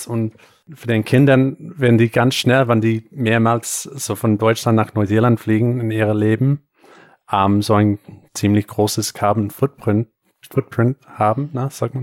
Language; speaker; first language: German; non-native, fluent; English